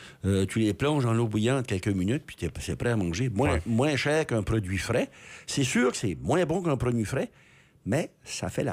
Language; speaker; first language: French; native; French